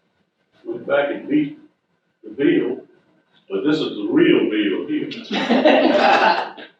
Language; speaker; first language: English; native; English